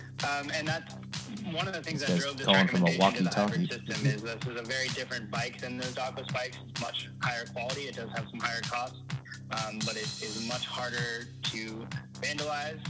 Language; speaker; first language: English; native; English